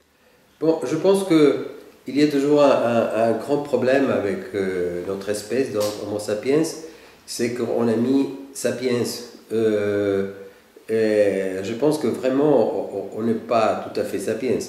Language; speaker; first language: French; non-native, fluent; Spanish